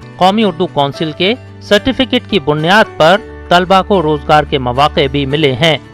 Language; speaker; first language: Urdu; native; Urdu